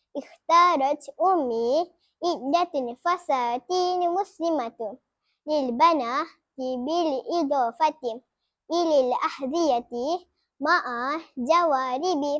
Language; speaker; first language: Arabic; non-native, learner; Malay